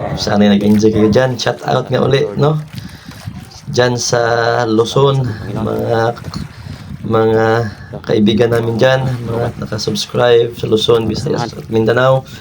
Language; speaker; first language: Filipino; non-native, local second language; Cebuano